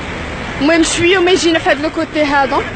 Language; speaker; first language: Arabic; native; Arabic